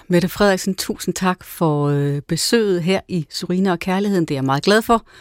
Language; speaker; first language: Danish; native; Danish